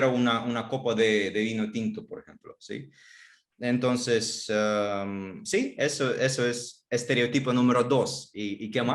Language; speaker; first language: Spanish; non-native, fluent; Russian